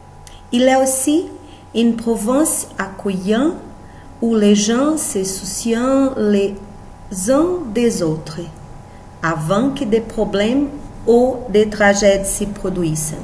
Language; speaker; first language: French; non-native, learner; Portuguese